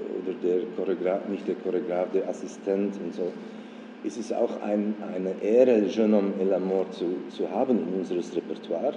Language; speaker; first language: German; non-native, fluent; Dutch